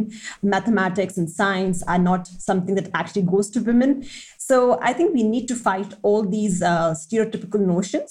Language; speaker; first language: English; non-native, local second language; Hindi